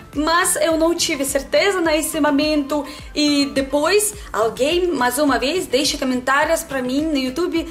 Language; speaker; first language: Portuguese; non-native, learner; Russian